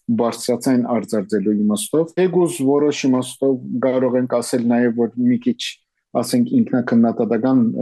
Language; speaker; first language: Armenian; early bilingual, heritage; Armenian